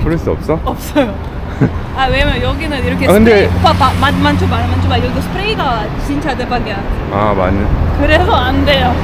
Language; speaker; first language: Korean; non-native, learner; Russian